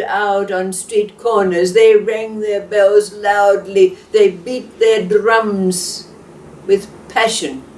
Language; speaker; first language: English; native; English